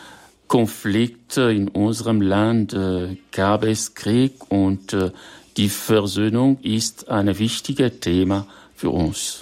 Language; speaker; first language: German; non-native, fluent; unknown